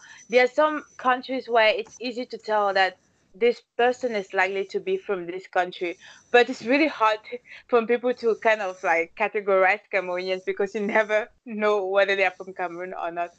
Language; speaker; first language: English; non-native, local second language; French